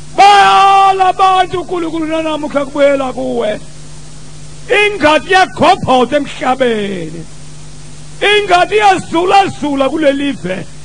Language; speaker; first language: Zulu; non-native, local second language; Tsonga